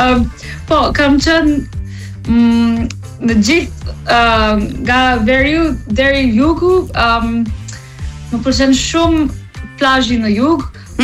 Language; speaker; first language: Albanian; non-native, learner; English